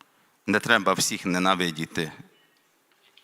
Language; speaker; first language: Ukrainian; non-native, local second language; Hungarian